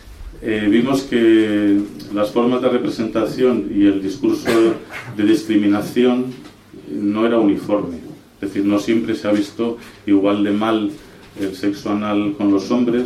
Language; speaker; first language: Spanish; native; Spanish